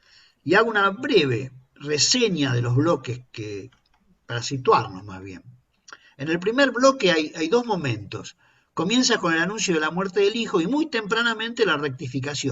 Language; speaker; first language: Spanish; native; Spanish